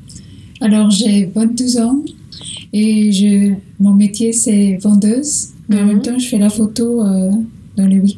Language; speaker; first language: French; non-native, learner; Portuguese